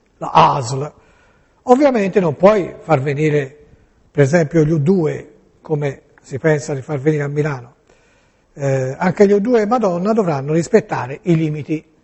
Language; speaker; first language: Italian; native; Italian